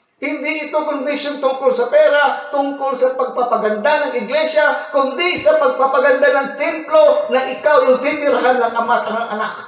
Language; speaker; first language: Filipino; non-native, local second language; Cebuano